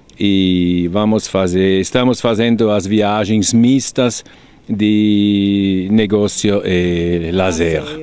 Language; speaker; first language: Portuguese; non-native, fluent; German